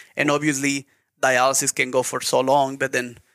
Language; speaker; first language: English; non-native, learner; Spanish